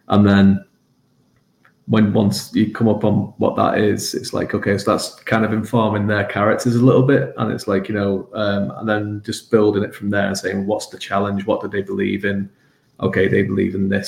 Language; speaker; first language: English; native; English